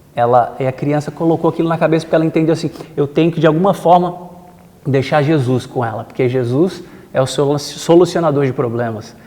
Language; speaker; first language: Portuguese; native; Portuguese